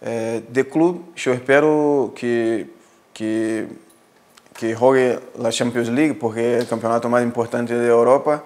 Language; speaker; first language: Spanish; non-native, fluent; Portuguese